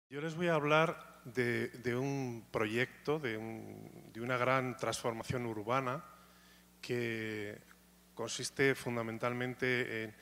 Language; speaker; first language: Spanish; native; Spanish